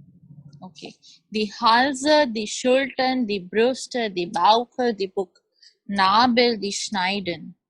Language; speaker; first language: German; non-native, learner; Hindi